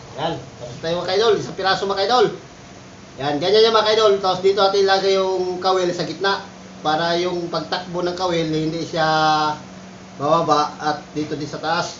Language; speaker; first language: Filipino; non-native, local second language; Cebuano